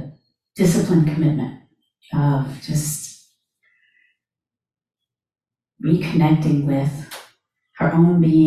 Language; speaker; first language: English; native; English